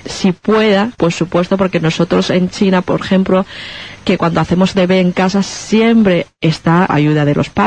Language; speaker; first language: Spanish; non-native, learner; Chinese